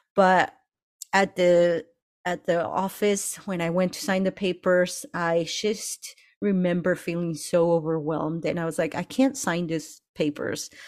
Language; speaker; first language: English; early bilingual, other home language; Spanish